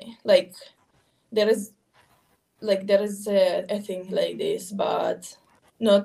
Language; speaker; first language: English; non-native, fluent; Hebrew